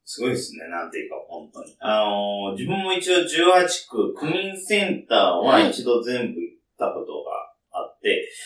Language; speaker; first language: Japanese; native; Japanese